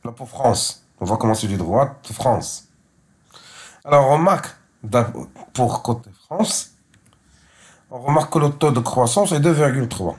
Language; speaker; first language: French; non-native, local second language; Arabic